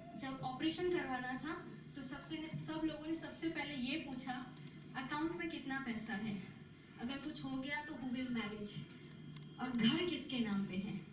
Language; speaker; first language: Hindi; non-native, local second language; Gujarati